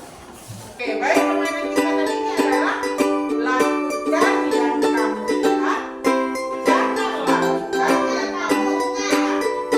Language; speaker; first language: Indonesian; native; Indonesian